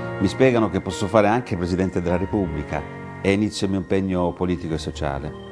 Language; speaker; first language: Italian; early bilingual, heritage; Italian